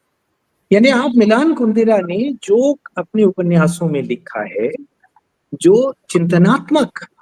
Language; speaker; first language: Hindi; native; Hindi